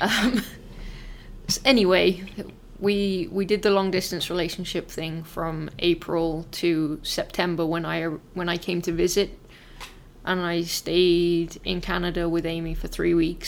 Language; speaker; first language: English; native; English